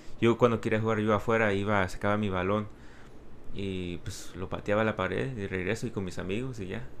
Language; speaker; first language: Spanish; early bilingual, heritage; Spanish